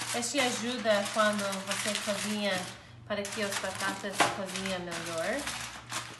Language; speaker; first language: Portuguese; non-native, learner; English